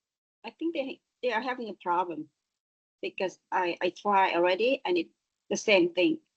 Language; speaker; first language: English; non-native, learner; Thai